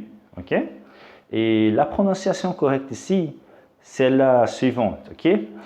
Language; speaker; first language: French; non-native, fluent; Portuguese